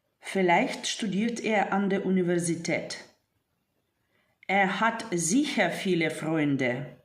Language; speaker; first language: German; non-native, fluent; Ukrainian